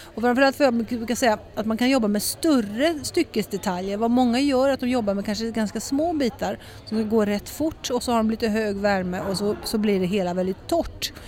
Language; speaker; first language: Swedish; early bilingual, heritage; Swedish